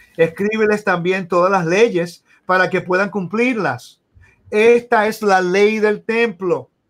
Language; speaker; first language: Spanish; early bilingual, heritage; Spanish